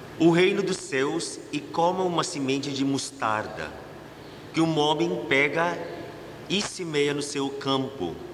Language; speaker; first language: Portuguese; non-native, fluent; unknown